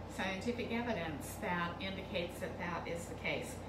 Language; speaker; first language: English; native; English